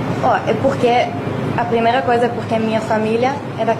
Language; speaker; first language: Portuguese; early bilingual, heritage; Hebrew